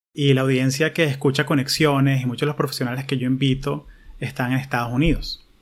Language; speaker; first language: Spanish; early bilingual, heritage; Spanish